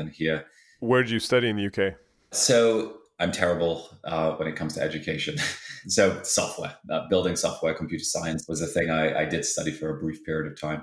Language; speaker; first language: English; native; English